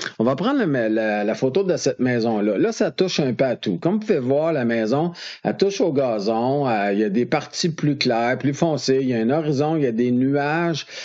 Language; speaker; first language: French; native; French